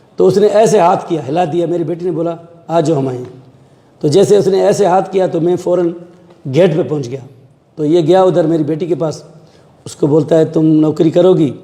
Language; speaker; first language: Urdu; non-native, local second language; Sindhi